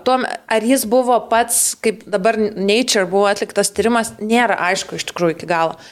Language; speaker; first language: Lithuanian; native; Lithuanian